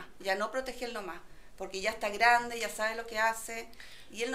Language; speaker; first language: Spanish; native; Spanish